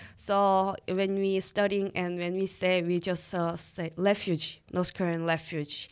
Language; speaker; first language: English; early bilingual, other home language; Korean